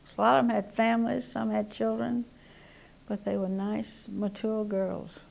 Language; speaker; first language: English; native; English